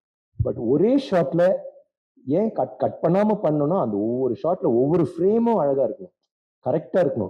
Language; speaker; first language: Tamil; native; Tamil